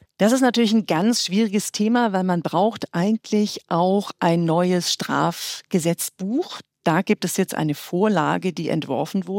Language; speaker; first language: German; native; German